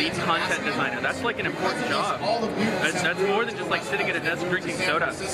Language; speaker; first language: English; native; English